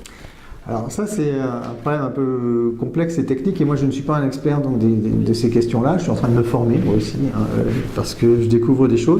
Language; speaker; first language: French; native; French